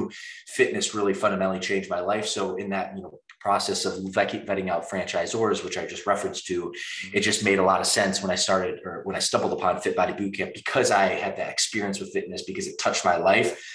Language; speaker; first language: English; native; English